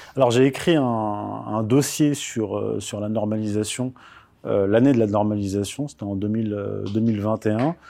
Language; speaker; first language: French; early bilingual, other home language; Berber languages